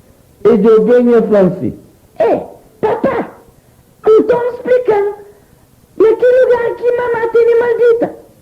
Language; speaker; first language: Portuguese; non-native, local second language; Kabuverdianu